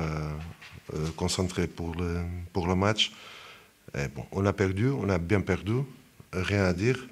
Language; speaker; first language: French; non-native, fluent; Portuguese